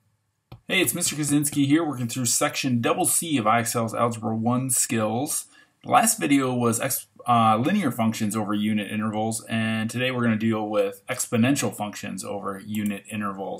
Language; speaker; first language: English; native; English